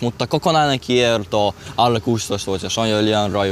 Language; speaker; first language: Finnish; early bilingual, other home language; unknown